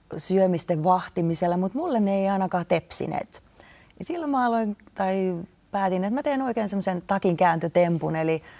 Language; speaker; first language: Finnish; non-native, fluent; Estonian